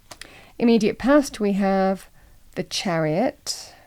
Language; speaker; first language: English; native; English